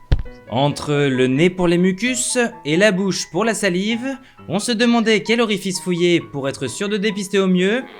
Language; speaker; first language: French; native; French